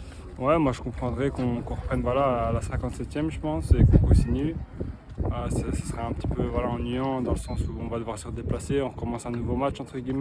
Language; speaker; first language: French; native; French